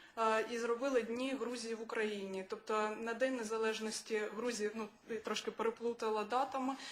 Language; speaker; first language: Ukrainian; native; Ukrainian